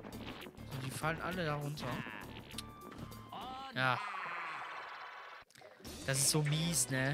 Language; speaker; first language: German; native; German